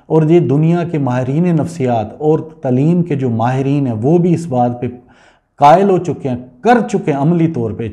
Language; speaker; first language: Urdu; non-native, local second language; Punjabi